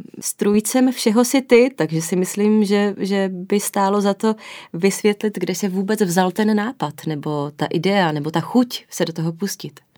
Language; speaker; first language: Czech; native; Czech